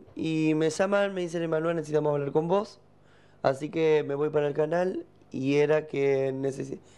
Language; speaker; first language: Spanish; native; Spanish